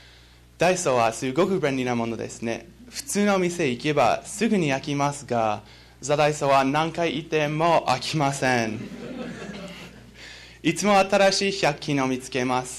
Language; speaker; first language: Japanese; non-native, learner; English